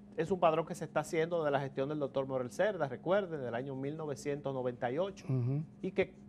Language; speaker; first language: Spanish; native; Spanish